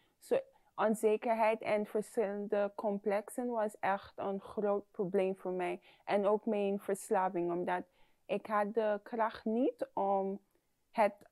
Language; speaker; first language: Dutch; non-native, fluent; English